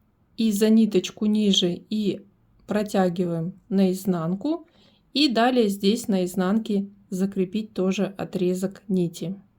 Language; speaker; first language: Russian; native; Russian